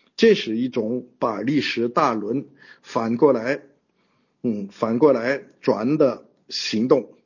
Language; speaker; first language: Chinese; non-native, fluent; French